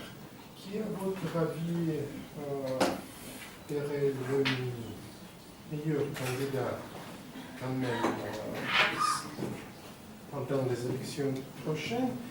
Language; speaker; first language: French; non-native, fluent; Russian